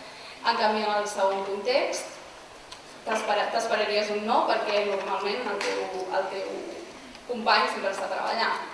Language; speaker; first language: Catalan; native; Catalan